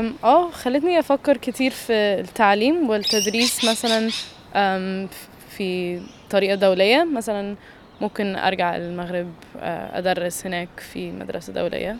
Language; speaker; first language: Arabic; early bilingual, heritage; Arabic